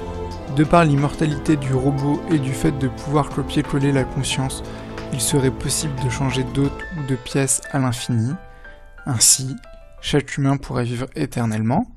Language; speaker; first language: French; native; French